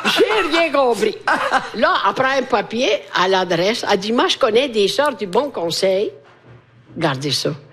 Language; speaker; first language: French; non-native, fluent; Italian